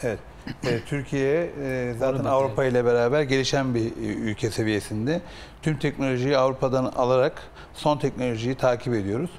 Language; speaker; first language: Turkish; native; Turkish